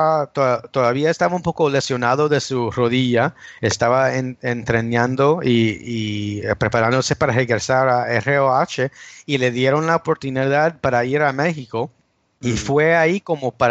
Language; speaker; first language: Spanish; early bilingual, heritage; English